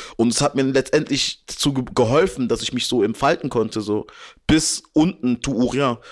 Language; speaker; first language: German; native; German